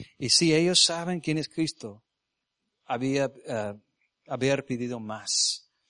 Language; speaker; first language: Spanish; early bilingual, heritage; Spanish